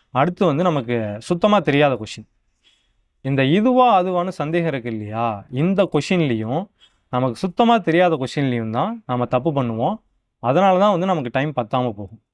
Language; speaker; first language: Tamil; native; Tamil